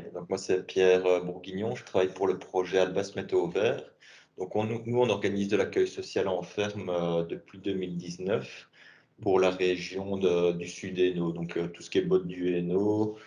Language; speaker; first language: French; native; French